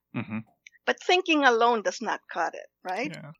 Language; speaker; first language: English; non-native, local second language; Filipino